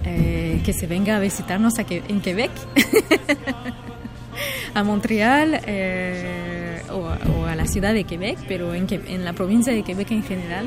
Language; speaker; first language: Spanish; non-native, fluent; French